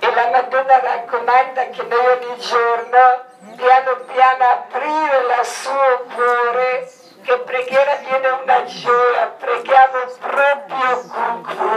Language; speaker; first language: Italian; non-native, learner; Croatian